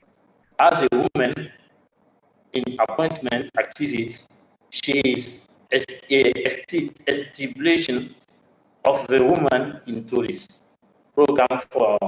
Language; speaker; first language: English; non-native, learner; French